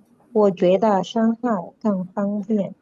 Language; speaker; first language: Chinese; non-native, learner; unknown